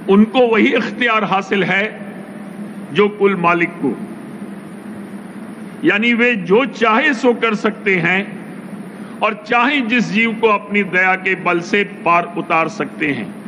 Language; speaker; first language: Hindi; native; Hindi